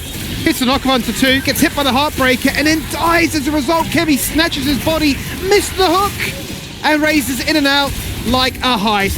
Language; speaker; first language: English; native; English